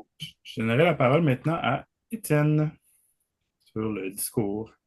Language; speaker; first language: French; native; French